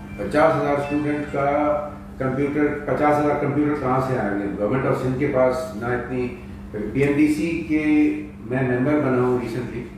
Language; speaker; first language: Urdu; native; Urdu